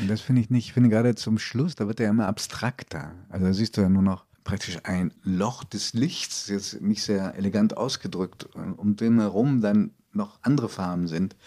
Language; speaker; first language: German; early bilingual, other home language; Italian